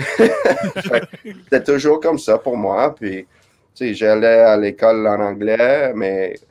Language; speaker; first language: French; non-native, fluent; English